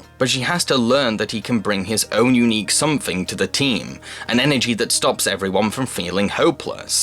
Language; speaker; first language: English; native; English